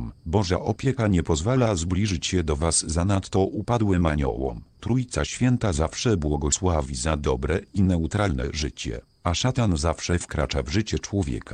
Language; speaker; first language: Polish; native; Polish